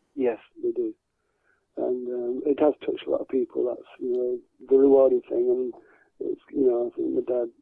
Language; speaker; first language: English; native; English